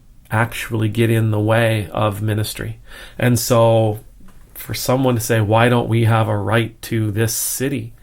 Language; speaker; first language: English; native; English